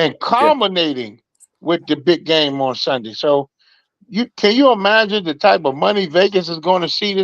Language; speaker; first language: English; native; English